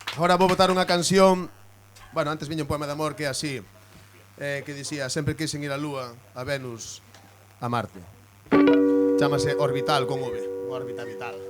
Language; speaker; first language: Galician; native; Galician